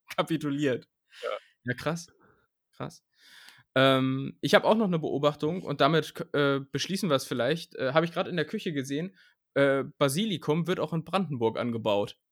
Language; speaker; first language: German; native; German